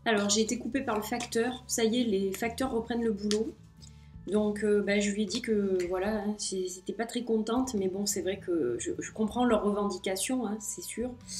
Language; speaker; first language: French; native; French